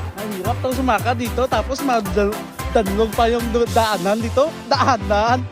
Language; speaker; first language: Filipino; non-native, local second language; Hiligaynon